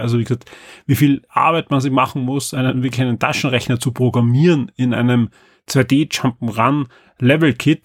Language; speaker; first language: German; native; German